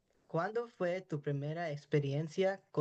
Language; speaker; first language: Spanish; non-native, learner; English